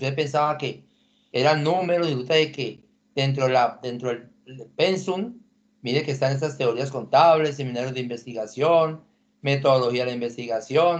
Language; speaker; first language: Spanish; native; Spanish